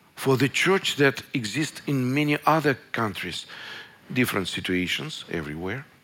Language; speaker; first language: English; non-native, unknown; Russian